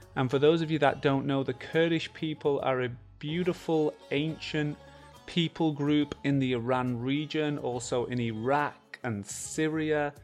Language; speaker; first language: English; native; English